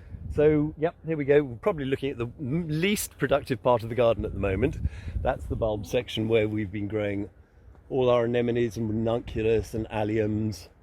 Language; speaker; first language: English; native; English